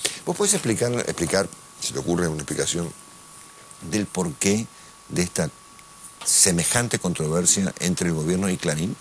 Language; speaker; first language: Spanish; native; Spanish